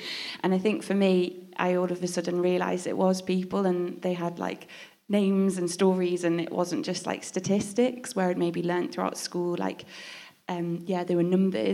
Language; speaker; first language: English; native; English